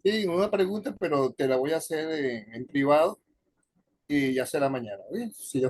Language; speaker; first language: Spanish; native; Spanish